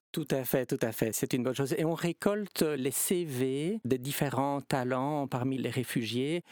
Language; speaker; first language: French; native; French